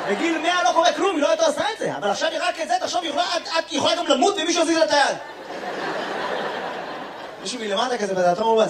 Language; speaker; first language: Hebrew; native; Hebrew